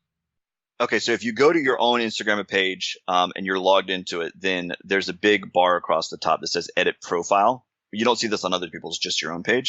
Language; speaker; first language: English; native; English